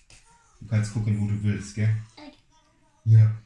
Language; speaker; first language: German; non-native, fluent; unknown